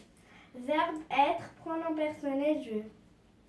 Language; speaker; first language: French; non-native, learner; Arabic